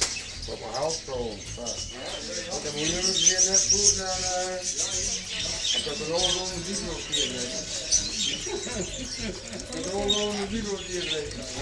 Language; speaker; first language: Dutch; native; Dutch